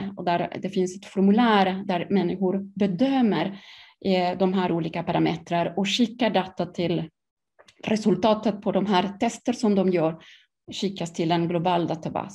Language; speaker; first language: Swedish; non-native, fluent; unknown